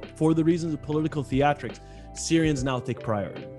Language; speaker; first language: English; early bilingual, other home language; Arabic